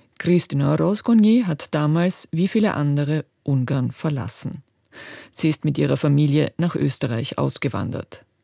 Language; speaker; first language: German; native; German